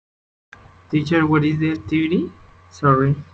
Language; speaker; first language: English; non-native, learner; Spanish